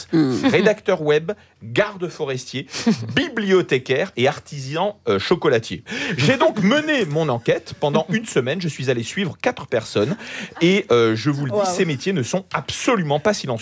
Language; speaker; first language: French; native; French